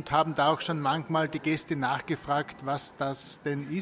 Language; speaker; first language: German; native; German